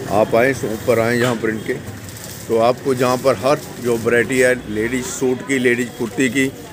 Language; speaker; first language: Hindi; non-native, local second language; Punjabi